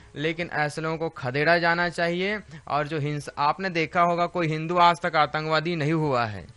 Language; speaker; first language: Hindi; native; Hindi